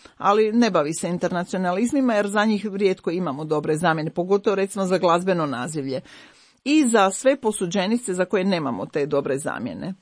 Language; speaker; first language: Croatian; native; Croatian